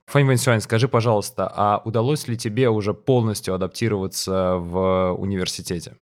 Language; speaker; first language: Russian; native; Russian